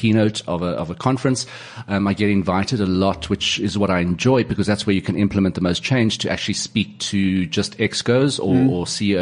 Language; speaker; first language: English; native; English